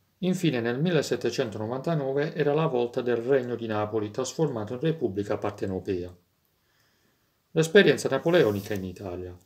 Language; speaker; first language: Italian; native; Italian